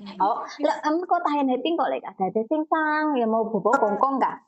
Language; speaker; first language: Cantonese; native; Cantonese